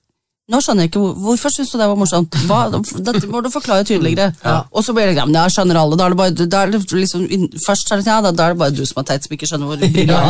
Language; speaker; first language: Norwegian; native; Norwegian